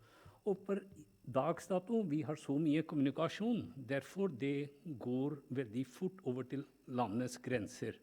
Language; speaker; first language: Norwegian; non-native, fluent; Punjabi